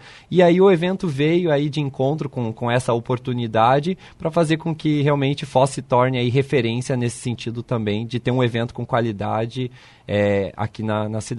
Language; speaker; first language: Portuguese; native; Portuguese